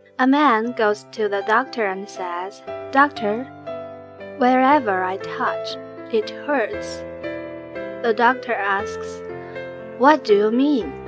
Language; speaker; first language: English; non-native, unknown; Chinese